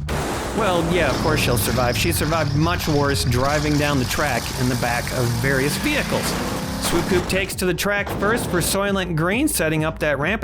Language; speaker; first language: English; native; English